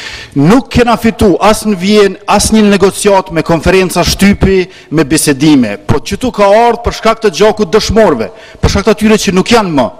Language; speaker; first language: Albanian; native; Albanian